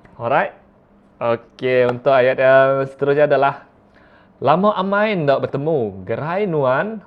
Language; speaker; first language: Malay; non-native, local second language; Iban